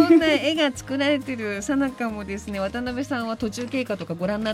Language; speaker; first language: Japanese; native; Japanese